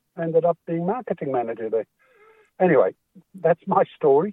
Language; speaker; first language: English; non-native, fluent; Dutch